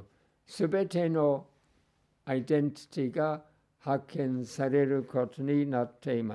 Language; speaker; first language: Japanese; non-native, fluent; English